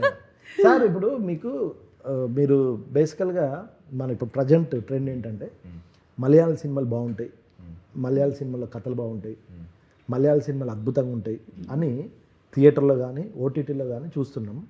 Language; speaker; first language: Telugu; native; Telugu